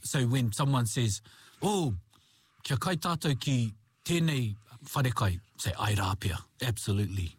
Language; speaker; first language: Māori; non-native, local second language; English